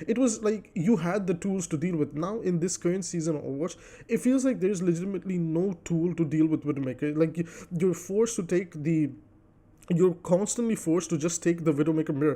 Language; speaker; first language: English; native; English